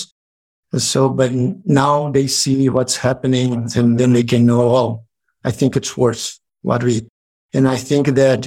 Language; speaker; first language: English; non-native, fluent; Portuguese